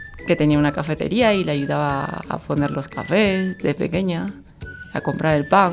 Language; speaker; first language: Spanish; native; Spanish